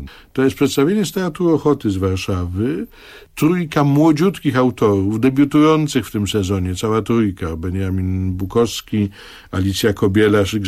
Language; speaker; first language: Polish; native; Polish